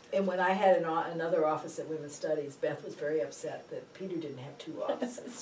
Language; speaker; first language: English; native; English